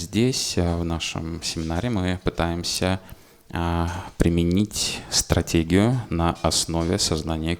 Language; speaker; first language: Russian; native; Russian